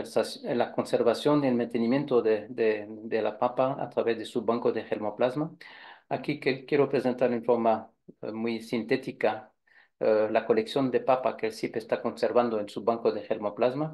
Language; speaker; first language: Spanish; non-native, fluent; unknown